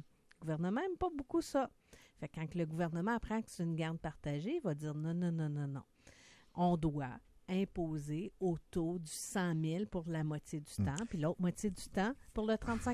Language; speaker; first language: French; native; French